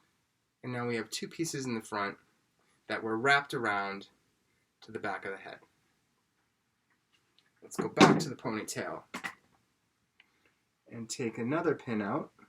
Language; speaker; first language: English; native; English